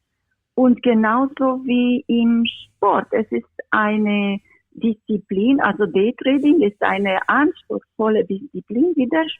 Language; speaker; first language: German; non-native, fluent; Romanian